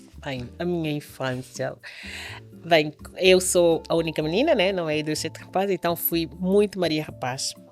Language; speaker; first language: Portuguese; native; Portuguese